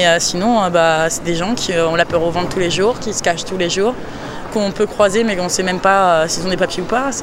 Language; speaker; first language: French; native; French